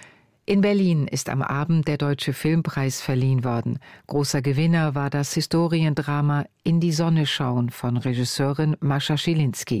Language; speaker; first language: German; native; German